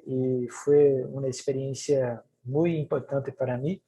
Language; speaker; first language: Spanish; non-native, fluent; Portuguese